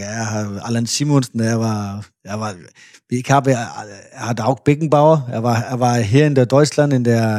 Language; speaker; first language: German; non-native, fluent; Danish